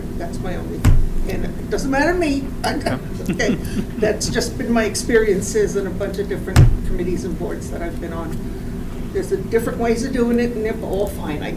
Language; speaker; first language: English; native; English